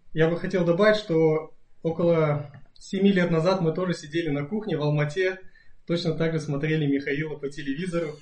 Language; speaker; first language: Russian; native; Russian